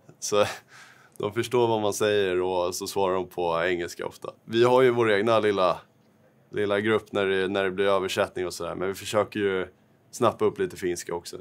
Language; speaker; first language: Swedish; native; Swedish